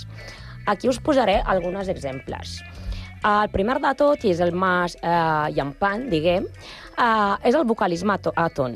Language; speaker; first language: Catalan; non-native, learner; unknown